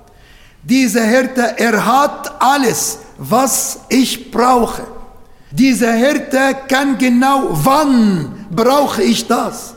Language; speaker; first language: German; non-native, learner; Arabic